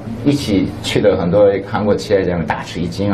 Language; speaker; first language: Chinese; non-native, fluent; Korean